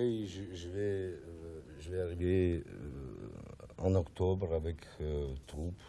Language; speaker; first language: French; non-native, learner; Russian